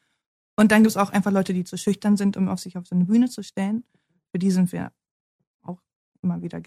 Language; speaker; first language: German; native; German